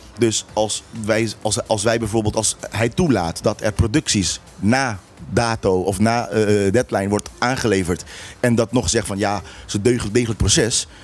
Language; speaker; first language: Dutch; non-native, local second language; Papiamento